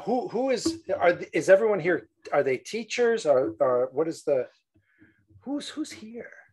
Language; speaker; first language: English; native; English